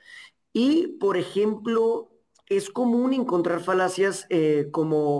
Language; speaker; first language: Spanish; native; Spanish